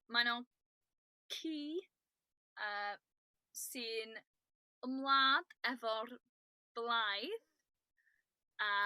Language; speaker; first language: Welsh; non-native, learner; English